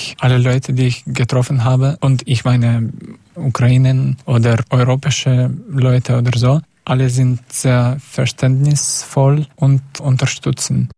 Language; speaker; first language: German; non-native, learner; Russian